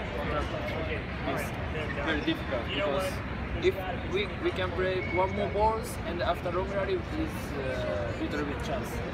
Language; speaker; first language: English; non-native, learner; Japanese